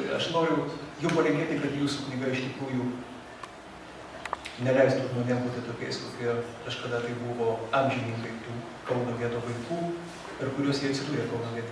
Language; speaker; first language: Lithuanian; native; Lithuanian